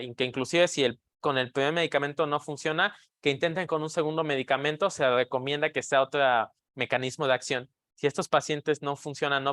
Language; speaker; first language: Spanish; native; Spanish